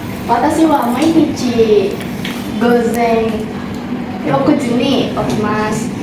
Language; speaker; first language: Japanese; non-native, learner; Indonesian